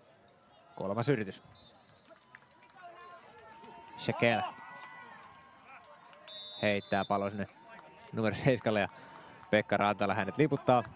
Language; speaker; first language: Finnish; native; Finnish